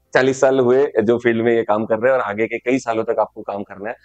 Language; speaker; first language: Hindi; non-native, local second language; Marathi